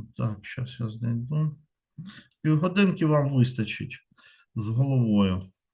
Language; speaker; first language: Ukrainian; non-native, local second language; Russian